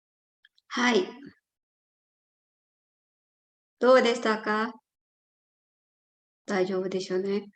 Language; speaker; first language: Japanese; non-native, fluent; Indonesian